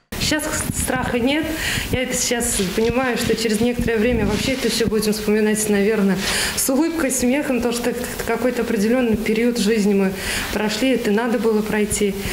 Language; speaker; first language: Russian; non-native, local second language; Turkmen